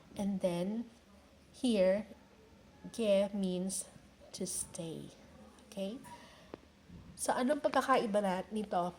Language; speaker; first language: Filipino; native; Filipino